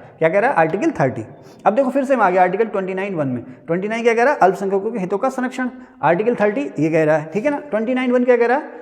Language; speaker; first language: Hindi; native; Hindi